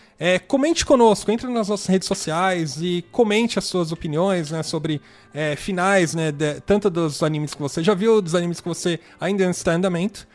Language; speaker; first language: Portuguese; native; Portuguese